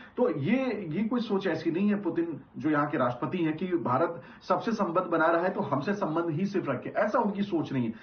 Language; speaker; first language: Hindi; native; Hindi